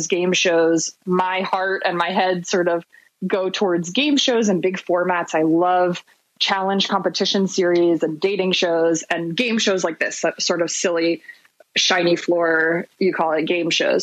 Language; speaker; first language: English; native; English